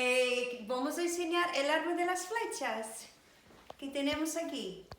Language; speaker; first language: Spanish; non-native, local second language; Portuguese